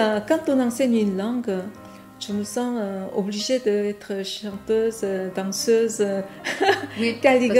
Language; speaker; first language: French; non-native, fluent; Korean